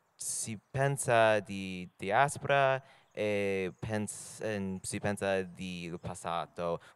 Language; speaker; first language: Italian; non-native, learner; English